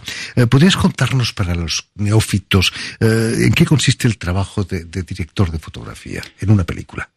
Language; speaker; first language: Spanish; native; Spanish